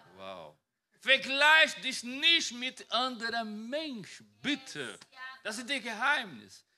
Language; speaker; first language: German; non-native, fluent; Portuguese